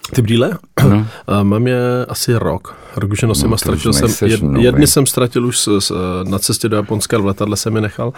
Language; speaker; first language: Czech; native; Czech